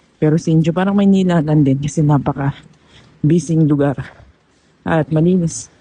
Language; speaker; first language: Filipino; native; Filipino